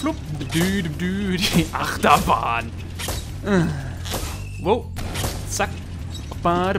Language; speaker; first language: German; native; German